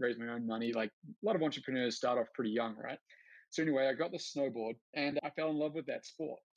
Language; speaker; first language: English; native; English